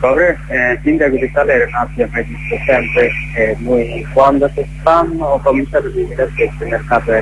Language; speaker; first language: Italian; non-native, learner; Bangla